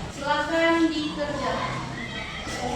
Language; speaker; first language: Indonesian; native; Indonesian